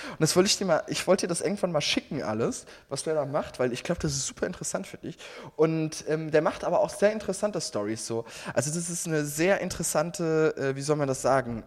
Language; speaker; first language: German; native; German